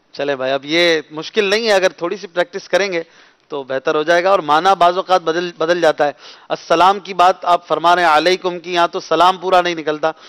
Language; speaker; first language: Urdu; native; Urdu